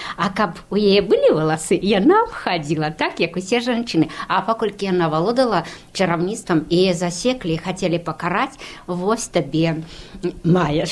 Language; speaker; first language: Belarusian; native; Belarusian